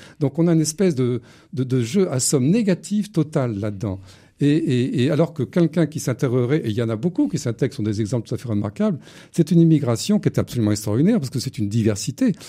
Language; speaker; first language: French; native; French